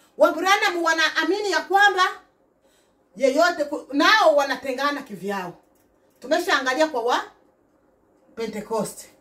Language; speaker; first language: Swahili; native; Swahili